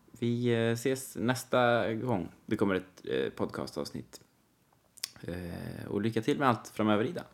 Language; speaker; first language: Swedish; native; Swedish